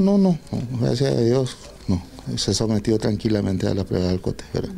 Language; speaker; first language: Spanish; native; Spanish